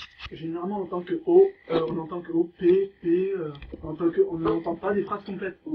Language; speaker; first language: French; native; French